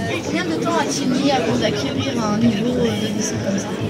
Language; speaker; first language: French; native; French